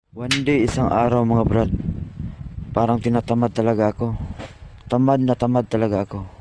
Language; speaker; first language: Filipino; non-native, local second language; Cebuano